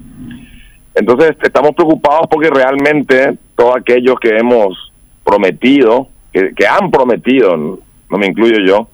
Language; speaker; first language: Spanish; native; Spanish